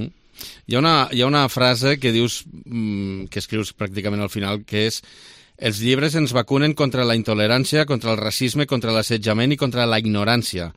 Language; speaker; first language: Catalan; native; Catalan